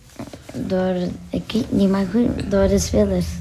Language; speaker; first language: Dutch; early bilingual, other home language; Turkish